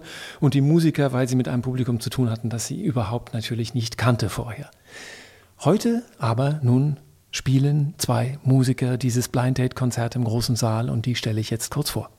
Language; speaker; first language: German; native; German